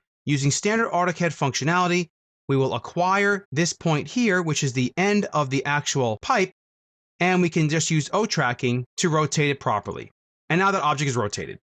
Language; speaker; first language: English; native; English